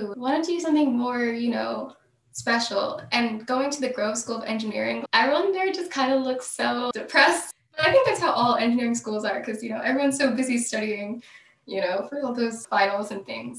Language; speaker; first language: English; native; English